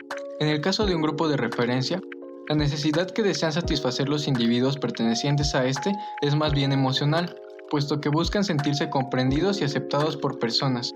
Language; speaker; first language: Spanish; native; Spanish